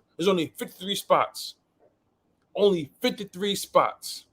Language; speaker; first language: English; native; English